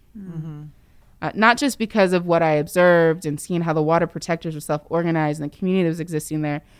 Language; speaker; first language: English; native; English